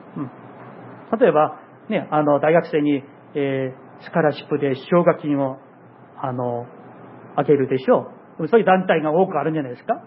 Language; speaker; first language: Japanese; non-native, fluent; Korean